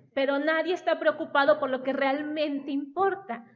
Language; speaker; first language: Spanish; native; Spanish